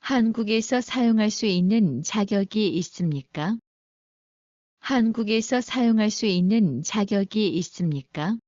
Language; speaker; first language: Korean; non-native, learner; Bangla